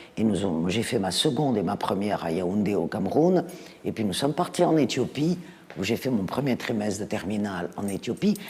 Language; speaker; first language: French; native; French